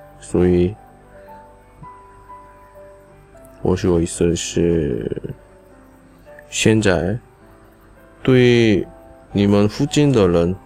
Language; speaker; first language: Chinese; non-native, learner; Korean